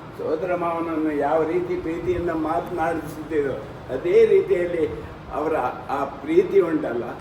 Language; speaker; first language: Kannada; non-native, local second language; Konkani